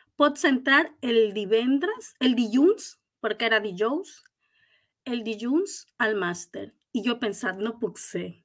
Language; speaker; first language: Catalan; non-native, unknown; Spanish